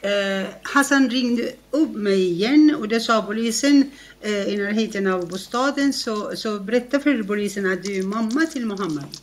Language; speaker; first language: Swedish; non-native, fluent; Arabic